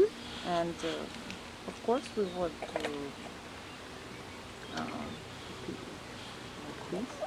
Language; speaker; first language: English; non-native, learner; Russian